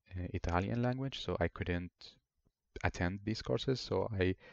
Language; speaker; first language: English; non-native, fluent; Arabic